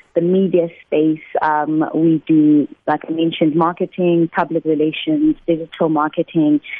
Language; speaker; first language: English; non-native, local second language; Northern Sotho